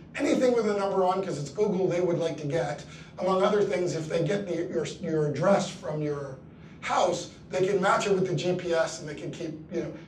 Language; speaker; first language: English; native; English